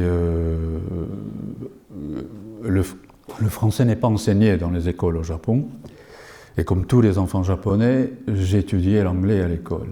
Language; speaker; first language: French; non-native, fluent; Japanese